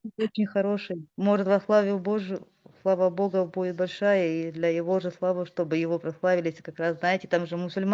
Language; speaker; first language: Russian; native; Russian